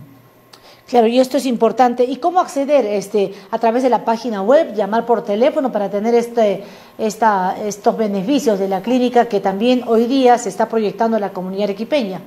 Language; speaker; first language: Spanish; native; Spanish